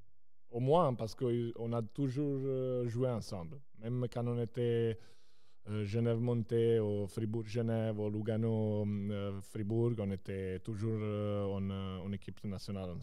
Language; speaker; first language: French; non-native, local second language; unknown